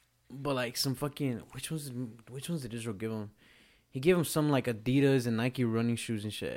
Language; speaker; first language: English; early bilingual, other home language; Spanish